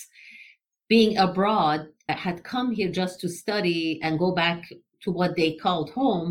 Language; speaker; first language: English; non-native, fluent; Persian